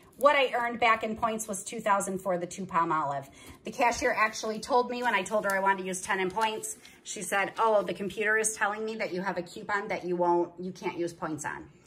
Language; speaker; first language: English; native; English